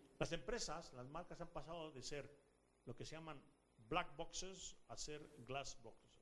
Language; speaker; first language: Spanish; native; Spanish